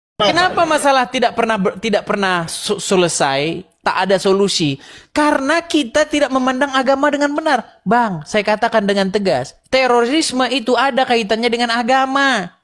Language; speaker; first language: Indonesian; native; Indonesian